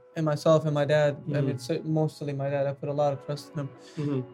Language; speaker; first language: English; non-native, fluent; Arabic